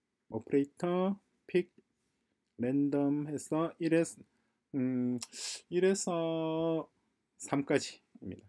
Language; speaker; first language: Korean; native; Korean